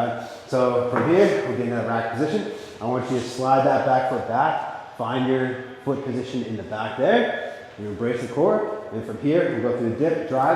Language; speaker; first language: English; native; English